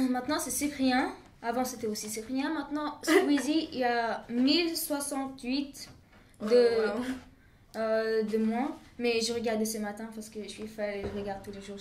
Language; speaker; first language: French; non-native, fluent; Bulgarian